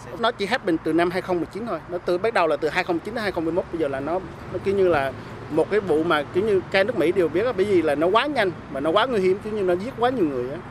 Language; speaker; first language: Vietnamese; early bilingual, other home language; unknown